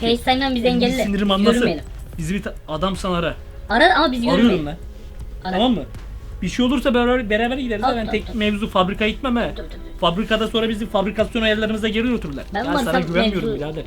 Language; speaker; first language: Turkish; native; Turkish